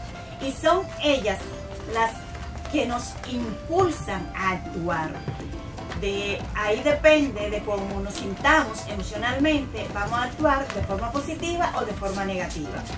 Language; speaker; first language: Spanish; native; Spanish